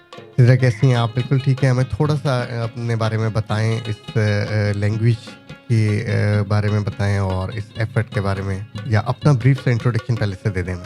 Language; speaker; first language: Urdu; native; Urdu